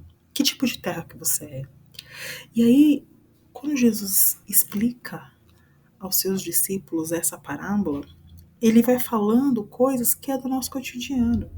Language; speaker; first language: Portuguese; native; Portuguese